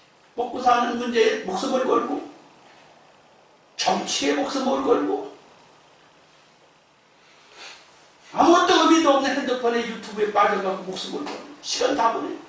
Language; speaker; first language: Korean; native; Korean